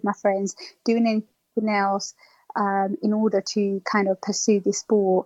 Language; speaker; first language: English; native; English